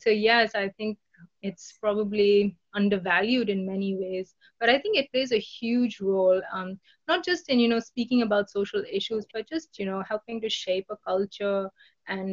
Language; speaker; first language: English; non-native, local second language; Bangla